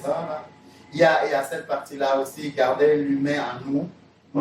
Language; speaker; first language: French; native; French